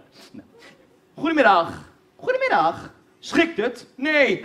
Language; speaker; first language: Dutch; native; Dutch